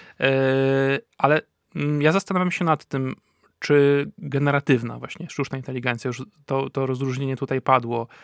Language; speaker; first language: Polish; native; Polish